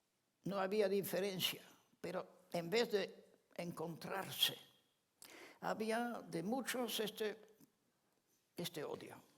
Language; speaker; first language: Spanish; non-native, fluent; Ladino